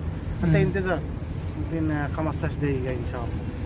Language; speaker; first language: Arabic; non-native, learner; Bangla